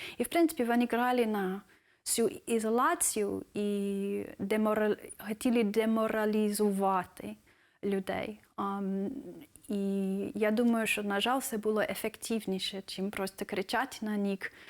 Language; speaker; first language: Ukrainian; non-native, fluent; English